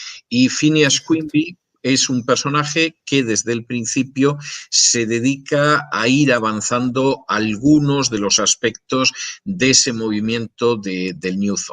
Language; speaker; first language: Spanish; native; Spanish